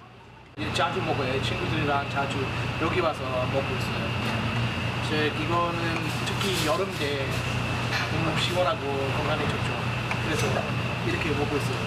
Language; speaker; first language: Korean; non-native, fluent; English